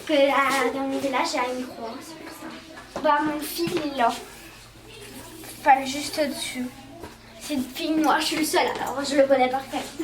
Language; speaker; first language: French; native; French